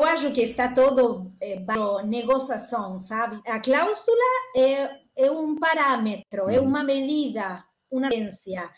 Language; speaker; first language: Portuguese; non-native, learner; Spanish